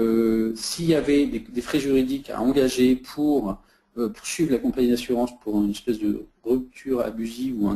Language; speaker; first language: French; native; French